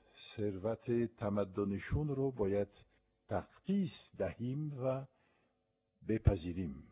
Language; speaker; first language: Persian; non-native, fluent; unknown